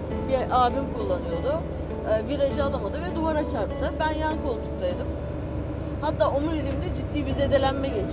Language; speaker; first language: Turkish; native; Turkish